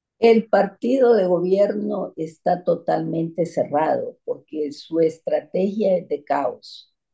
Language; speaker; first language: Spanish; native; Spanish